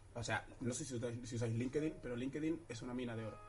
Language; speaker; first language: Spanish; early bilingual, other home language; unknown